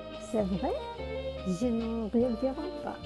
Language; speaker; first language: French; non-native, learner; Malay